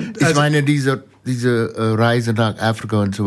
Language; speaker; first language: German; non-native, fluent; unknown